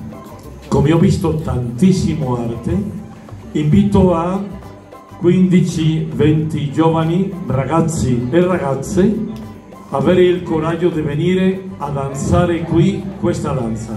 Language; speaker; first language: Italian; non-native, fluent; Spanish